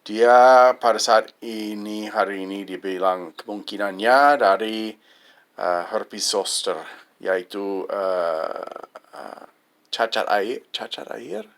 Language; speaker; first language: Indonesian; non-native, fluent; English